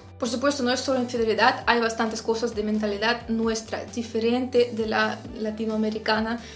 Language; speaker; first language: Spanish; non-native, fluent; Russian